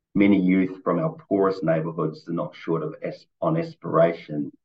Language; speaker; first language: English; native; English